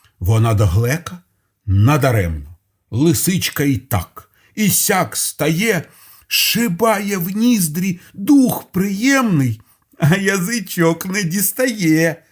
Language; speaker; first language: Ukrainian; non-native, local second language; Russian